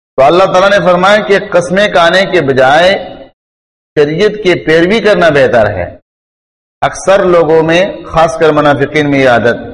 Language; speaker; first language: Urdu; non-native, local second language; Pashto